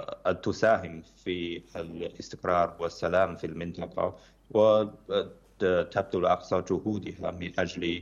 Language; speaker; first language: Arabic; non-native, fluent; Chinese